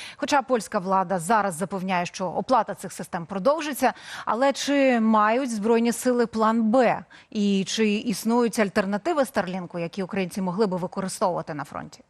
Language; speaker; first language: Ukrainian; native; Ukrainian